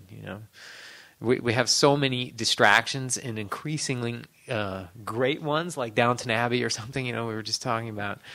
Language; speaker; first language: English; native; English